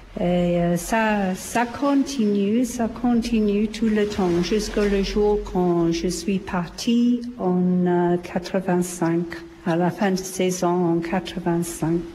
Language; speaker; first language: French; non-native, fluent; English